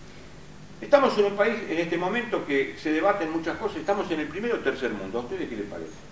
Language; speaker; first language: Spanish; native; Spanish